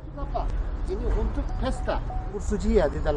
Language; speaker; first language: Indonesian; non-native, learner; Turkish